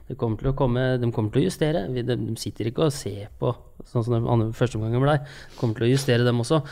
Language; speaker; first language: Norwegian; native; Norwegian